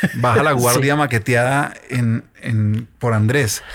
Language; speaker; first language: Spanish; native; Spanish